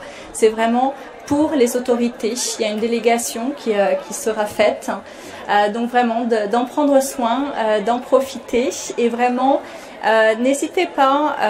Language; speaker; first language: French; non-native, local second language; Wolof